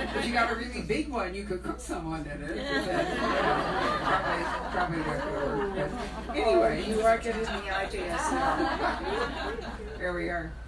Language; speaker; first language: English; native; English